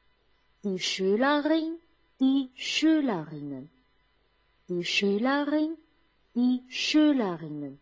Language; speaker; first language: German; non-native, fluent; Chinese